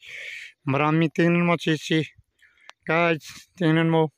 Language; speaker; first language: Filipino; non-native, learner; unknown